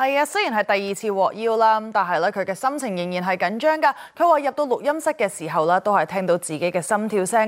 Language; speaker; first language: Chinese; native; Chinese